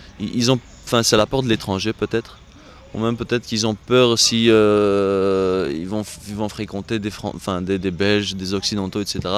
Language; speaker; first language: French; non-native, fluent; Armenian